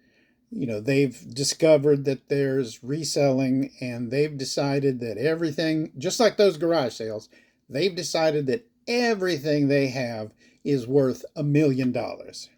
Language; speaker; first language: English; native; English